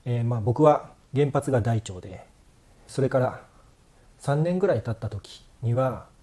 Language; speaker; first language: Japanese; native; Japanese